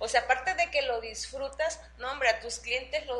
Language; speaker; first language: Spanish; native; Spanish